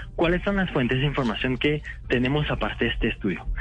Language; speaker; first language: Spanish; non-native, fluent; French